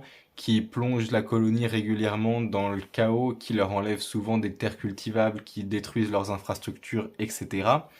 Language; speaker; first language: French; native; French